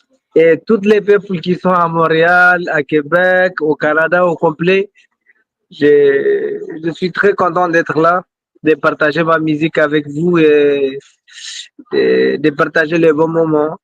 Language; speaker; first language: French; non-native, local second language; Tamasheq